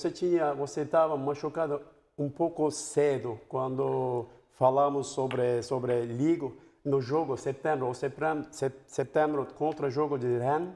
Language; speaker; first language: Portuguese; non-native, fluent; Turkish